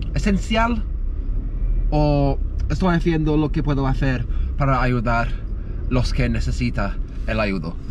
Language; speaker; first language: Spanish; non-native, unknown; English